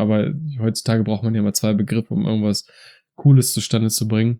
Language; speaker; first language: German; native; German